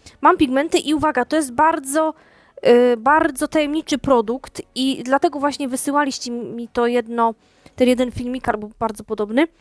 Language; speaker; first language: Polish; native; Polish